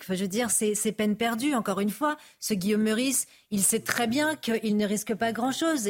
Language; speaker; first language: French; native; French